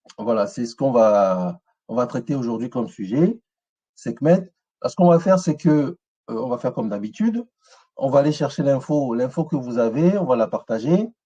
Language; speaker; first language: French; non-native, local second language; Ewe